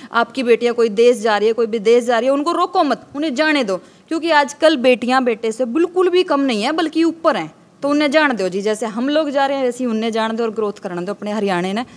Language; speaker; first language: Hindi; native; Hindi